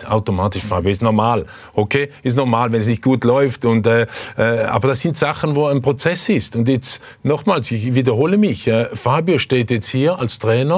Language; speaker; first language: German; native; German